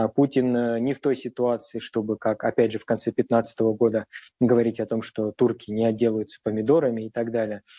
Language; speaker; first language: Russian; native; Russian